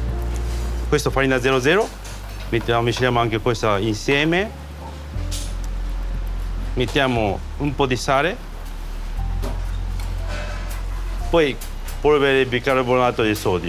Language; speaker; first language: Italian; non-native, learner; Japanese